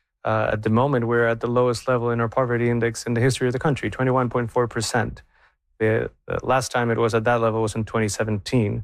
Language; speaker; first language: English; non-native, fluent; Spanish